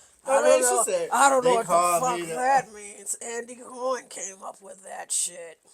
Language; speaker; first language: English; native; English